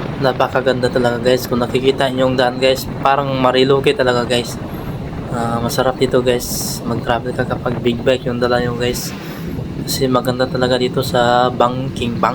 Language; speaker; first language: Filipino; non-native, local second language; Hiligaynon